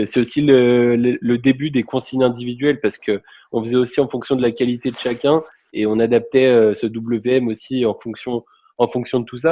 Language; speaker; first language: French; native; French